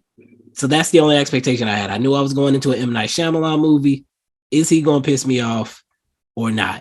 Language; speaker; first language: English; native; English